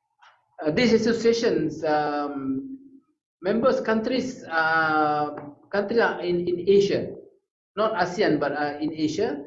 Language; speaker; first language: English; non-native, local second language; Malay